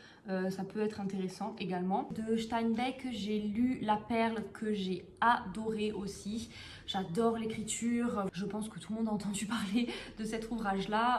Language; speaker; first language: French; native; French